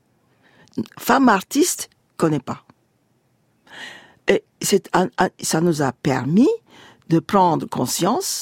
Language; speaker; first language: French; non-native, fluent; Turkish